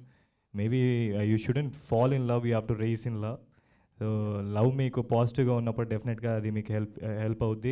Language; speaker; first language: Telugu; native; Telugu